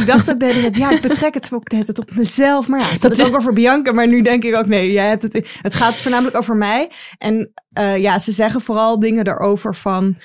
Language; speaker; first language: Dutch; native; Dutch